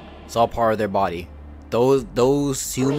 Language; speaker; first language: English; native; English